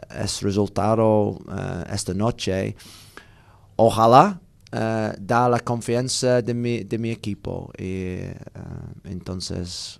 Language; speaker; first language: Spanish; non-native, learner; English